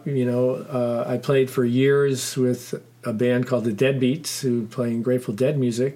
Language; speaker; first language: English; native; English